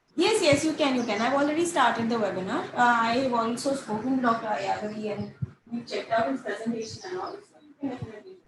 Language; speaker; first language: English; non-native, local second language; Marathi